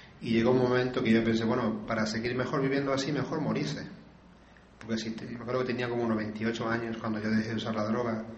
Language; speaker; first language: Spanish; native; Spanish